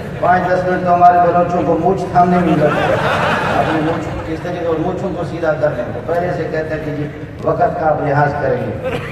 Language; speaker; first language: Urdu; non-native, local second language; Brahui